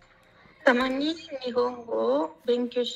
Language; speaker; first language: Japanese; non-native, learner; Spanish